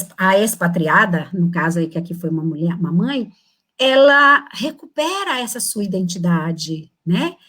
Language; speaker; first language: Portuguese; native; Portuguese